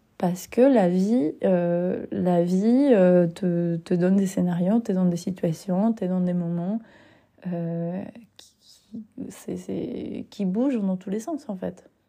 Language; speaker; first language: French; non-native, fluent; Spanish